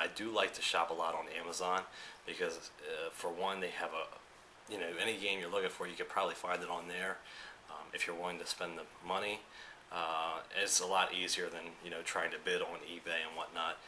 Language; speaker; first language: English; early bilingual, other home language; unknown